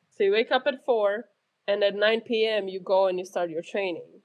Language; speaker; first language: English; non-native, fluent; Romanian